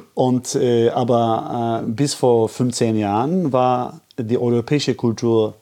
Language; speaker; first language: German; non-native, fluent; Turkish